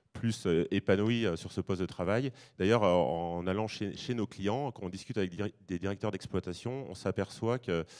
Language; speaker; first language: French; native; French